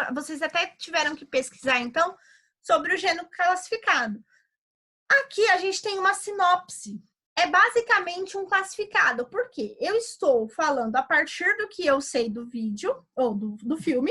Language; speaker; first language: Portuguese; native; Portuguese